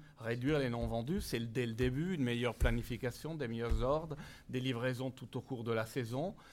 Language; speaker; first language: French; non-native, fluent; Italian